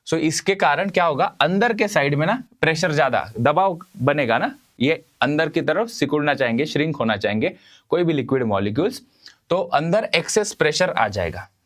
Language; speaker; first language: Hindi; non-native, local second language; Marathi